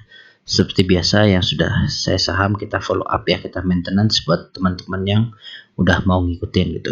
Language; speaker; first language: Indonesian; native; Indonesian